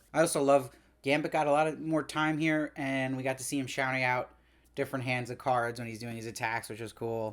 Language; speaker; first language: English; native; English